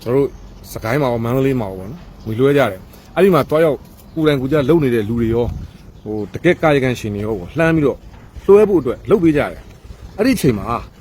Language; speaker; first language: Burmese; native; Burmese